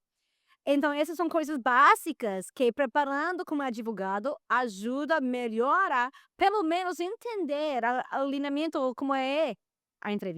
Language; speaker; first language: Portuguese; non-native, fluent; Spanish